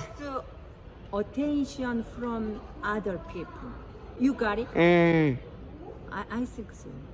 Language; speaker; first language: English; non-native, learner; Korean